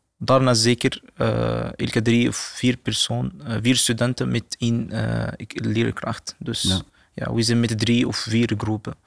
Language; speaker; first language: Dutch; non-native, learner; Arabic